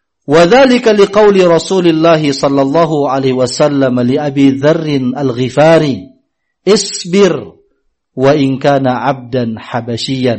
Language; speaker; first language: Arabic; non-native, fluent; Indonesian